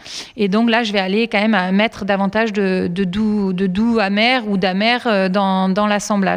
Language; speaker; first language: French; native; French